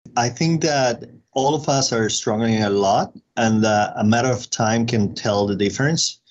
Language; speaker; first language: English; non-native, fluent; Spanish